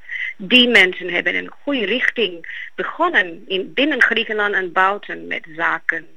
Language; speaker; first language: Dutch; non-native, fluent; Greek